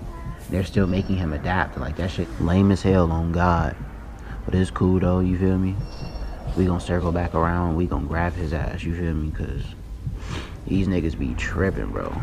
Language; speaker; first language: English; native; English